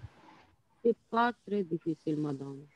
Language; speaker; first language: French; non-native, learner; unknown